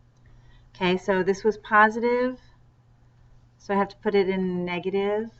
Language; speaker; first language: English; native; English